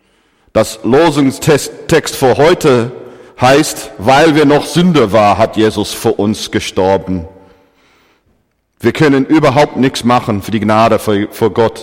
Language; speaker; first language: German; non-native, fluent; English